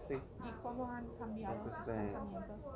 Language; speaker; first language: Spanish; non-native, learner; English